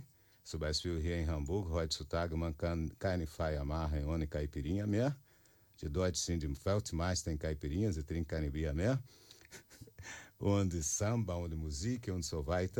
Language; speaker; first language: German; non-native, learner; Portuguese